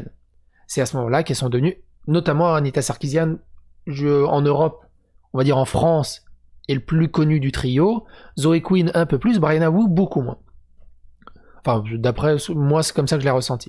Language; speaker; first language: French; native; French